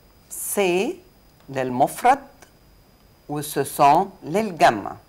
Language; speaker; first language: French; non-native, fluent; Arabic